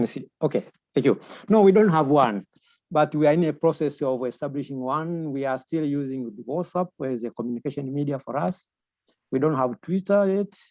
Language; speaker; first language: English; non-native, local second language; Swahili